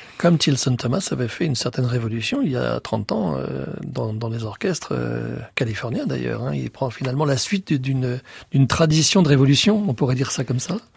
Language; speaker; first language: French; native; French